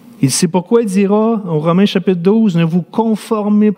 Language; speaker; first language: French; native; French